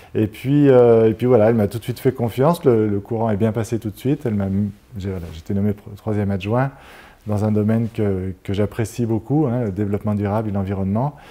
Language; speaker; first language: French; native; French